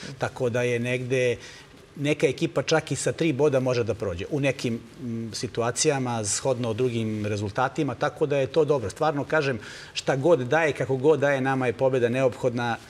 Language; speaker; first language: Serbian; native; Serbian